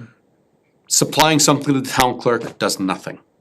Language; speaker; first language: English; native; English